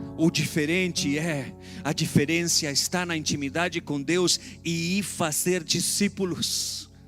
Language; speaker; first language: Portuguese; non-native, fluent; Spanish